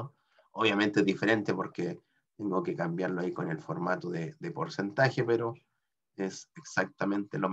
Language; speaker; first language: Spanish; native; Spanish